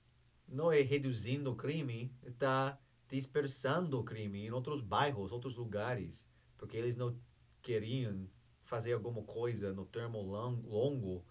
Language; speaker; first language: Portuguese; non-native, fluent; English